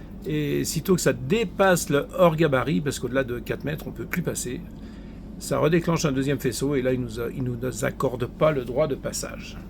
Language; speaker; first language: French; native; French